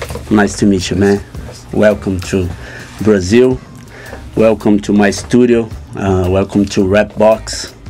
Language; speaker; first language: English; non-native, fluent; Portuguese